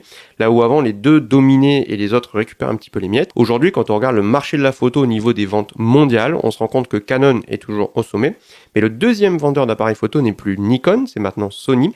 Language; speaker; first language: French; native; French